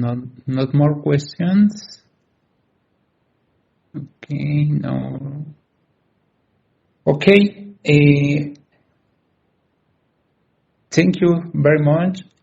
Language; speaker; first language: English; non-native, learner; Spanish